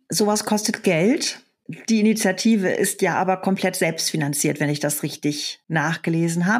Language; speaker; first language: German; native; German